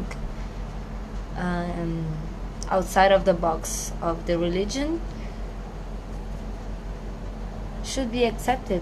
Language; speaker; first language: English; non-native, fluent; Portuguese